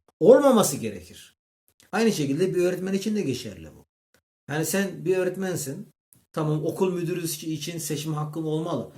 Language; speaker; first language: Turkish; early bilingual, heritage; Turkish